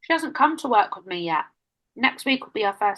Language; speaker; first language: English; native; English